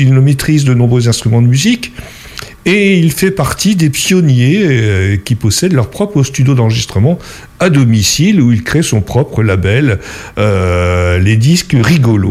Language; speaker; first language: French; native; French